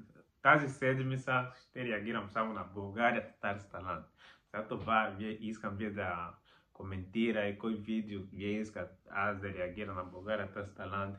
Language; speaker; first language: Bulgarian; non-native, learner; Macedonian